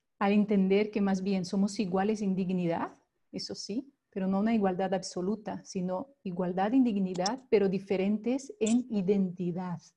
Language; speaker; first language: Spanish; non-native, fluent; Portuguese